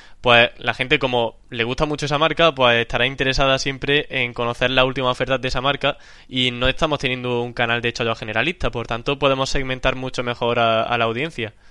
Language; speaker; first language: Spanish; native; Spanish